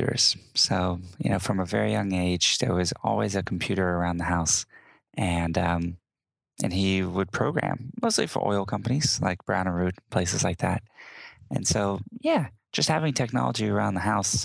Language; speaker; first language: English; native; English